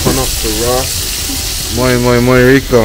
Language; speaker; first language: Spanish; non-native, learner; English